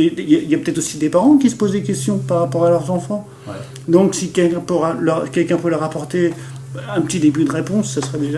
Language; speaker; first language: French; native; French